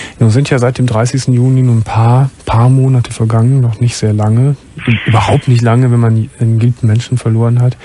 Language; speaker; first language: German; native; German